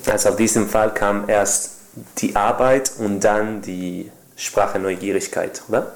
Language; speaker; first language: German; non-native, learner; Spanish